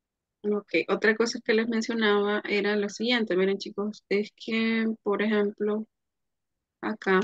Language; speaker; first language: Spanish; native; Spanish